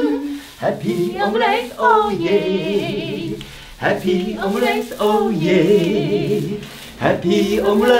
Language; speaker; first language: Japanese; native; Japanese